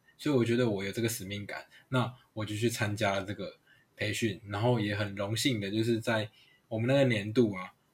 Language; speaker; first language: Chinese; non-native, local second language; Hakka Chinese